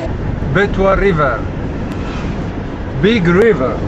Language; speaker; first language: English; non-native, learner; Berber languages